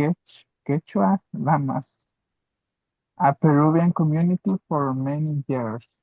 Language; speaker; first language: English; non-native, learner; Spanish